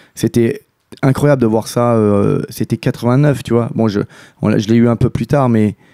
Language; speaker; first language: French; native; French